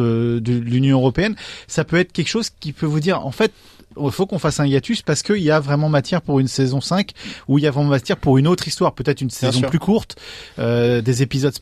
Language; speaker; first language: French; native; French